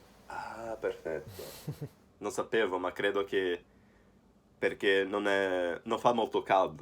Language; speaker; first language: Italian; non-native, fluent; Portuguese